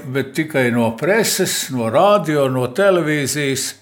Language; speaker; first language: Latvian; native; Latvian